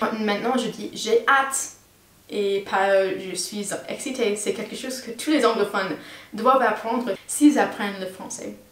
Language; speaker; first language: French; non-native, fluent; English